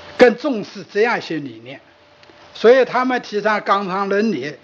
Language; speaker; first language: Chinese; native; Chinese